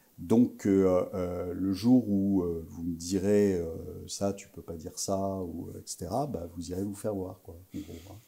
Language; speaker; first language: French; native; French